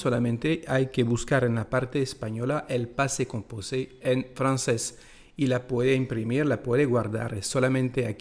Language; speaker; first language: Spanish; non-native, fluent; French